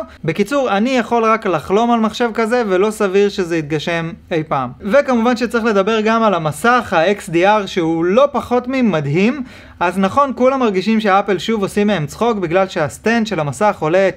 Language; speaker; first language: Hebrew; native; Hebrew